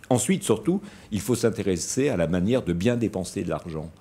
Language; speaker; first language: French; native; French